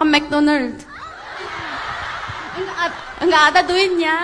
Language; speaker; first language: Indonesian; non-native, fluent; Korean